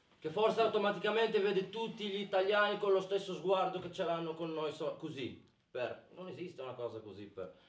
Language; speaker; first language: Italian; early bilingual, other home language; Arabic